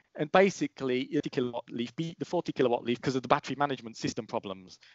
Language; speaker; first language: English; native; English